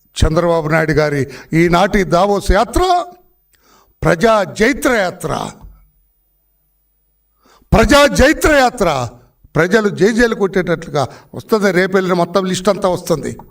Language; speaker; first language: Telugu; native; Telugu